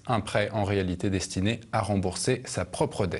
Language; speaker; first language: French; native; French